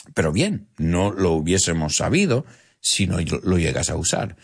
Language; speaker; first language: Spanish; non-native, fluent; English